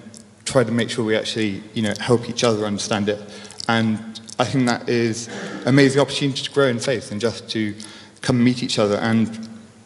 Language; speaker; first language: English; native; English